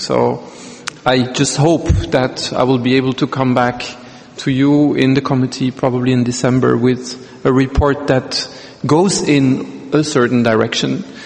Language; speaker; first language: English; non-native, fluent; Dutch